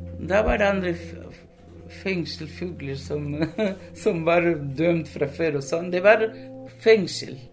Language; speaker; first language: Norwegian; early bilingual, other home language; Spanish